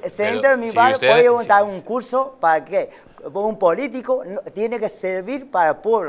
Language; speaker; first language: Spanish; non-native, learner; Chinese